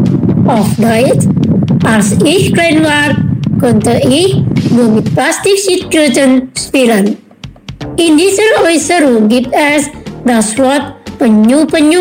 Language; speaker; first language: German; non-native, fluent; Indonesian